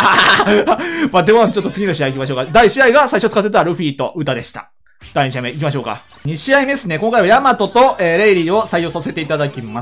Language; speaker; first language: Japanese; native; Japanese